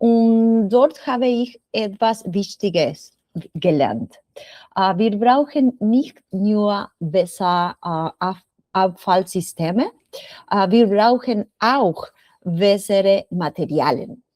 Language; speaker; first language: German; non-native, learner; Spanish